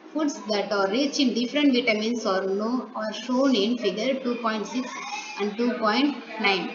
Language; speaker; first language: English; non-native, local second language; Tamil